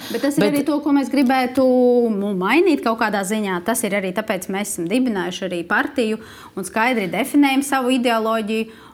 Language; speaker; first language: Latvian; non-native, local second language; Russian